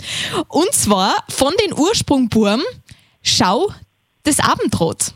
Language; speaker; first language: German; native; German